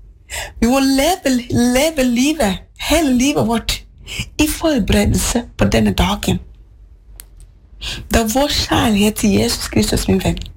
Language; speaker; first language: Norwegian; non-native, fluent; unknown